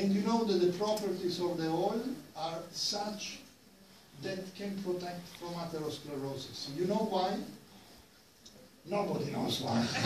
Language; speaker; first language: English; non-native, fluent; Italian